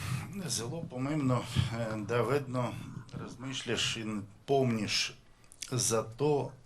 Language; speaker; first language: Slovenian; non-native, learner; Russian